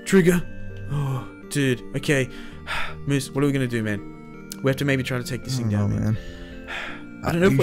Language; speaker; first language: English; native; English